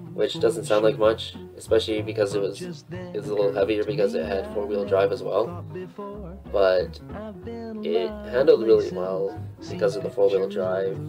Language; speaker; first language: English; native; English